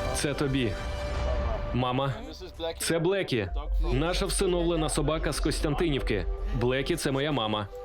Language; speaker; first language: Ukrainian; non-native, fluent; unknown